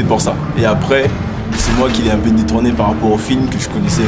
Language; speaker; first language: French; native; French